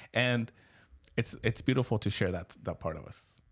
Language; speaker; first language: English; early bilingual, other home language; Spanish